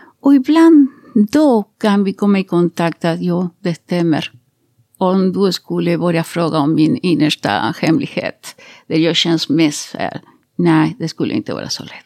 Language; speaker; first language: Swedish; non-native, fluent; Spanish